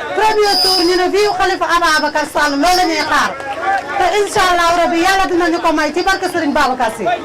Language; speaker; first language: Wolof; native; Wolof